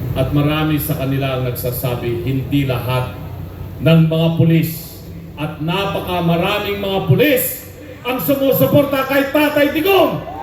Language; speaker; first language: Filipino; non-native, local second language; Iloko